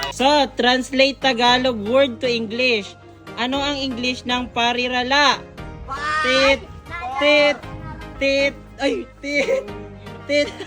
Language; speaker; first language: Filipino; non-native, local second language; Bikol